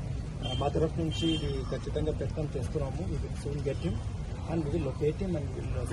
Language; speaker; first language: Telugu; non-native, learner; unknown